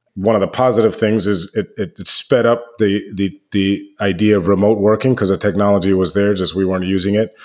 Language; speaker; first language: English; native; English